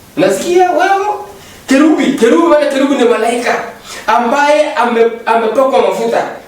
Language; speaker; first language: Swahili; non-native, local second language; Kalenjin